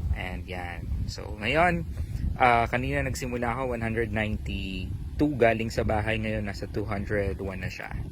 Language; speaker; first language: Filipino; non-native, local second language; Bikol